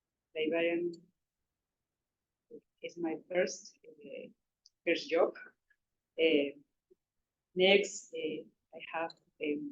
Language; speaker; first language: English; non-native, local second language; Spanish